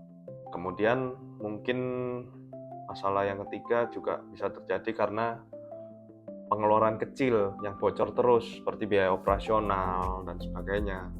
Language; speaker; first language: Indonesian; native; Indonesian